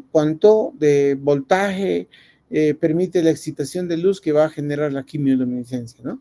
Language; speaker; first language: Spanish; native; Spanish